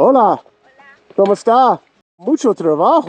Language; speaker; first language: Spanish; non-native, learner; English